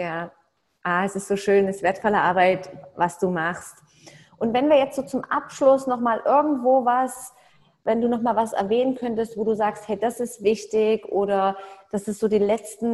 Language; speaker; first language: German; native; German